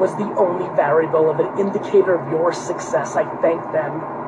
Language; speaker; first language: English; early bilingual, other home language; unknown